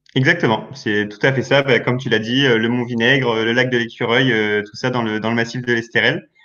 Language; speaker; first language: French; native; French